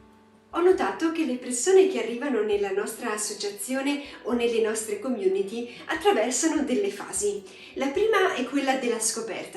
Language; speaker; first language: Italian; native; Italian